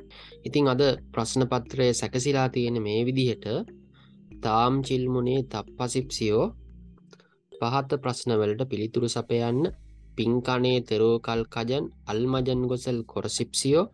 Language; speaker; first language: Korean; non-native, learner; Sinhala